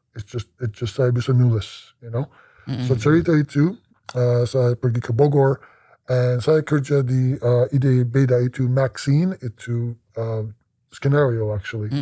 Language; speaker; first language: Indonesian; non-native, learner; English